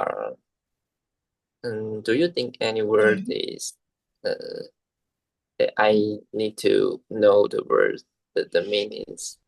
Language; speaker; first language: English; non-native, learner; Chinese